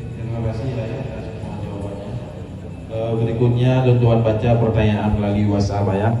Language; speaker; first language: Malay; non-native, local second language; Achinese